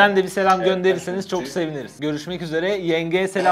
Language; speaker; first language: Turkish; native; Turkish